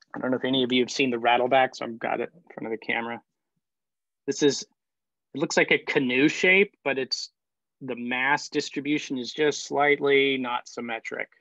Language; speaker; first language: English; native; English